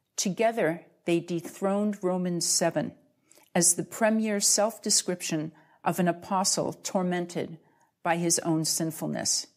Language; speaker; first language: English; native; English